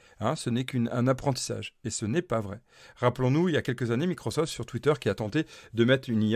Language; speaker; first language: French; native; French